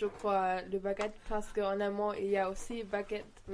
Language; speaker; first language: French; non-native, learner; German